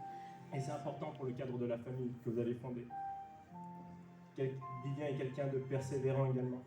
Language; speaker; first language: French; native; French